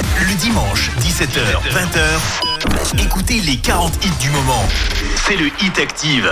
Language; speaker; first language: French; native; French